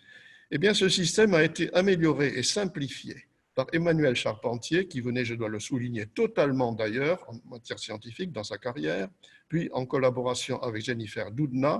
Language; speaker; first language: French; native; French